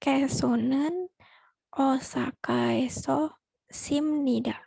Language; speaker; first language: Korean; non-native, learner; Indonesian